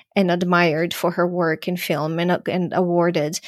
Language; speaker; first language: English; non-native, fluent; Croatian